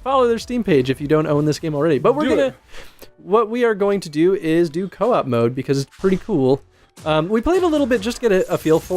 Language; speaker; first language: English; native; English